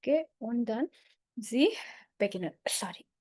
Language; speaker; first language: German; non-native, fluent; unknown